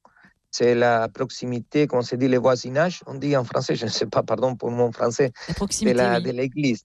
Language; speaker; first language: French; non-native, fluent; Spanish